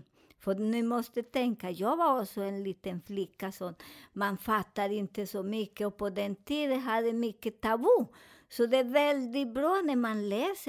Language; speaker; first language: Swedish; non-native, learner; Spanish